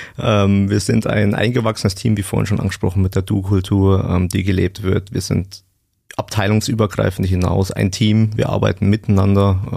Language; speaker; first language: German; native; German